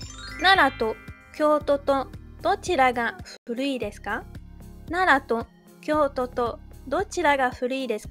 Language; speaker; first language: Japanese; non-native, fluent; French